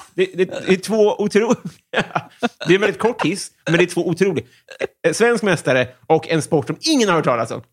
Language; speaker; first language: Swedish; native; Swedish